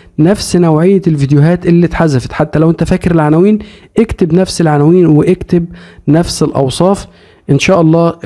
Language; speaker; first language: Arabic; native; Arabic